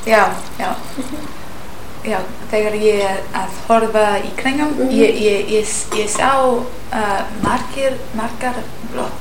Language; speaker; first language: Icelandic; non-native, learner; English